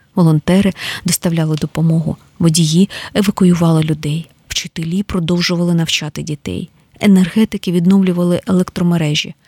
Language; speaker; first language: Ukrainian; native; Ukrainian